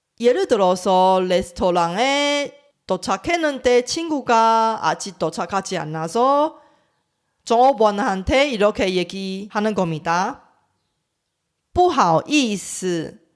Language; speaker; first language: Korean; non-native, fluent; Chinese